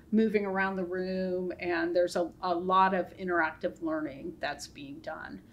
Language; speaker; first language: English; native; English